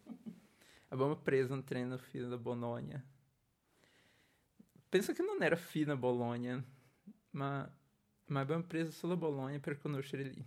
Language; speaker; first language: Italian; non-native, learner; Portuguese